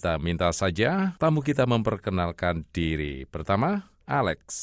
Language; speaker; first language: Indonesian; native; Indonesian